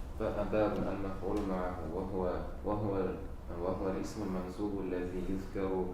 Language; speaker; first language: Arabic; non-native, learner; Uzbek